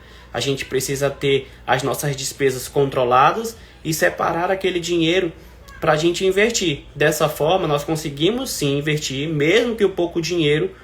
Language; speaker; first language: Portuguese; native; Portuguese